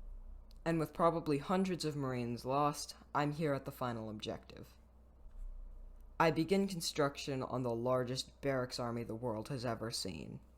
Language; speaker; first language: English; native; English